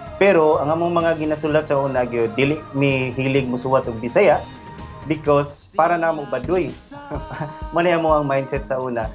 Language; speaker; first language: Cebuano; native; Cebuano